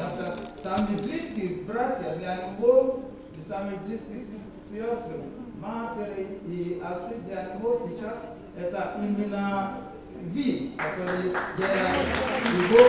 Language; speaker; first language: Russian; non-native, learner; Yoruba